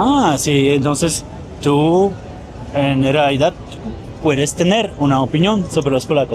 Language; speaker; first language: Spanish; non-native, learner; Polish